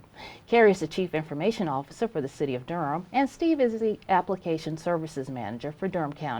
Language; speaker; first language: English; native; English